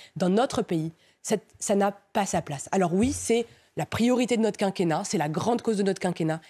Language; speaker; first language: French; native; French